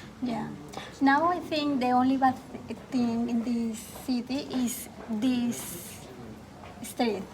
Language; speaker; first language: English; non-native, fluent; Spanish